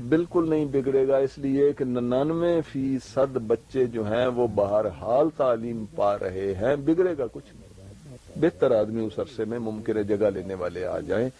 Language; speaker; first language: Urdu; native; Urdu